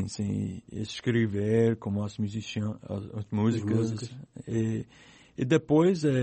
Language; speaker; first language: Portuguese; non-native, learner; English